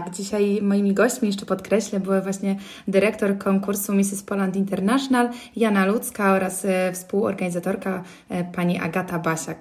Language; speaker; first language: Polish; native; Polish